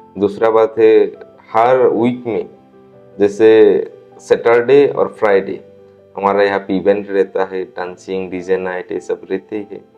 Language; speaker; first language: Hindi; non-native, local second language; Assamese